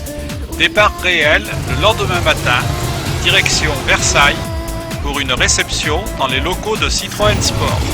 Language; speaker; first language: French; native; French